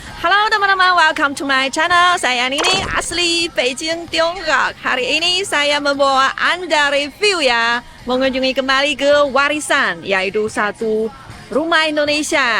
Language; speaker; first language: Indonesian; non-native, fluent; Chinese